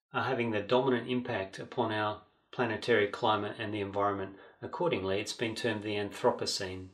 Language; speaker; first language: English; native; English